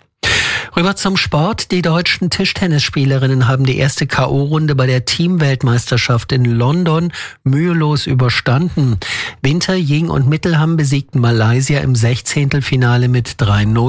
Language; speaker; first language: German; native; German